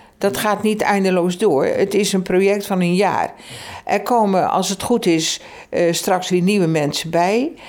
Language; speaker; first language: Dutch; native; Dutch